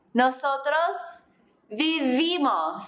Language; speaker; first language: Spanish; non-native, fluent; English